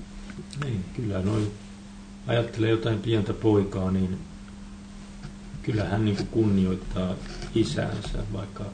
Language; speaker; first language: Finnish; native; Finnish